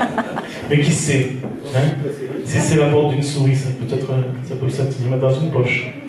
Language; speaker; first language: French; native; French